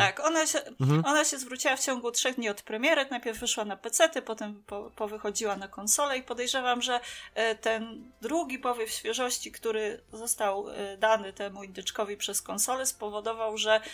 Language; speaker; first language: Polish; native; Polish